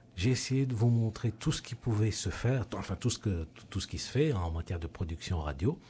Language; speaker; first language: French; native; French